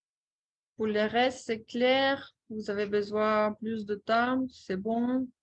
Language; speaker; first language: French; non-native, fluent; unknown